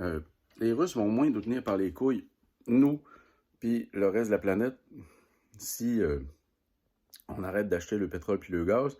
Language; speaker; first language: French; native; French